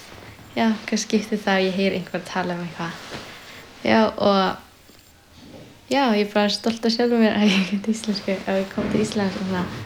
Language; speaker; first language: Icelandic; early bilingual, other home language; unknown